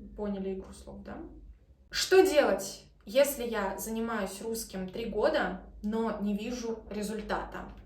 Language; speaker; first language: Russian; native; Russian